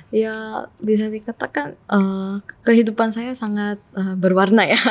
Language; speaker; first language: Indonesian; non-native, fluent; Korean